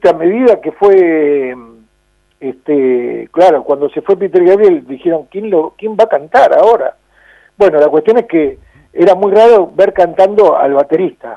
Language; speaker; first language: Spanish; native; Spanish